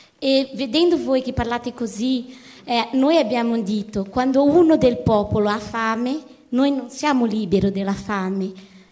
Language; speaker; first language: Italian; non-native, fluent; Portuguese